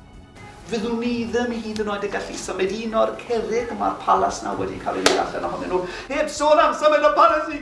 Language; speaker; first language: Welsh; native; Welsh